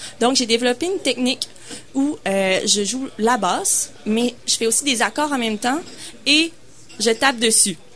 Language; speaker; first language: French; native; French